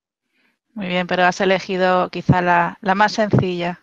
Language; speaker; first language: Spanish; native; Spanish